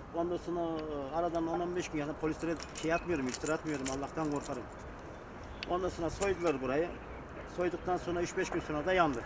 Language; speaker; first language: Turkish; native; Turkish